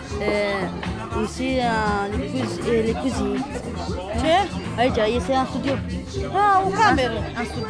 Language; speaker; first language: French; non-native, learner; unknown